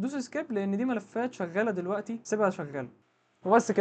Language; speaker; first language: Arabic; native; Arabic